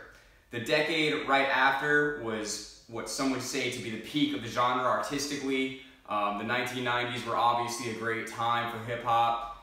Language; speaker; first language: English; native; English